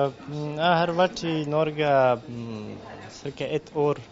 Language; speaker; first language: Norwegian; non-native, learner; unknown